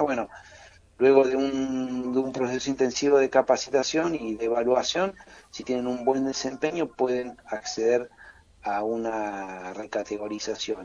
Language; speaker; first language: Spanish; native; Spanish